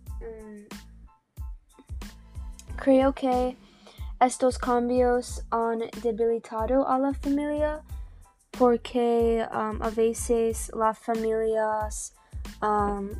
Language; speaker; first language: Spanish; non-native, learner; English